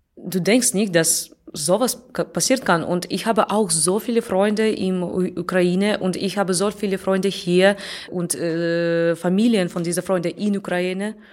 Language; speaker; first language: German; non-native, learner; Russian